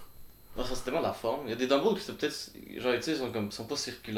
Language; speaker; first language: French; native; French